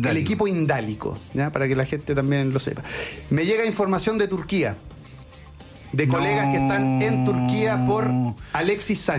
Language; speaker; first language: Spanish; native; Spanish